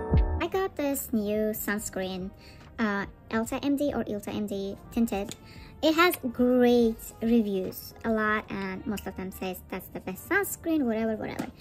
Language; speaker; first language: English; non-native, fluent; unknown